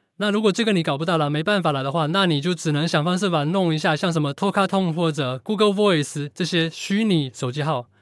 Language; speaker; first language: Chinese; native; Chinese